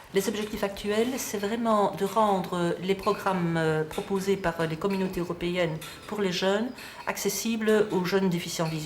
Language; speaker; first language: French; native; French